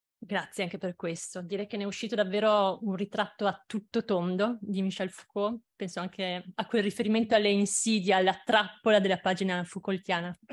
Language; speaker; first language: Italian; native; Italian